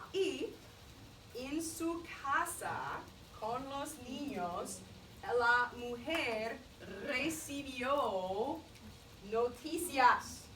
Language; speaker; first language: Spanish; non-native, fluent; English